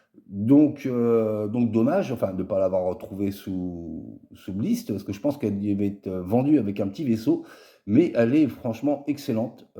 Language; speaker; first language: French; native; French